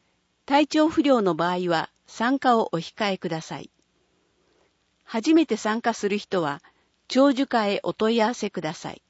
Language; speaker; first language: Japanese; native; Japanese